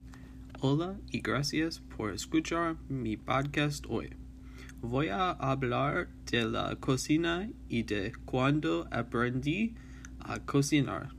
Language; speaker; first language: Spanish; non-native, learner; English